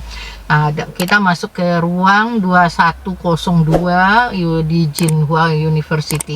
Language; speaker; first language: Indonesian; native; Indonesian